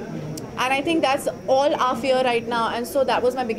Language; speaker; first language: English; non-native, local second language; Hindi